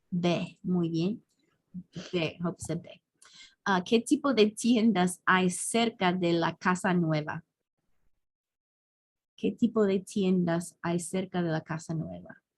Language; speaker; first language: Spanish; non-native, fluent; English